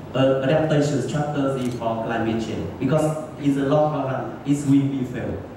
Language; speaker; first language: English; non-native, fluent; Vietnamese